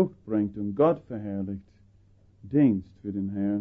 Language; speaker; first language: German; non-native, fluent; English